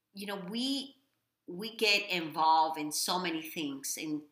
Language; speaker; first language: English; non-native, fluent; Spanish